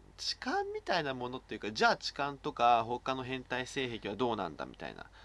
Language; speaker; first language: Japanese; native; Japanese